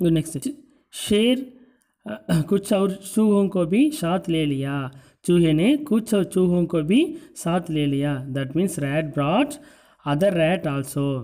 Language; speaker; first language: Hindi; non-native, local second language; Tamil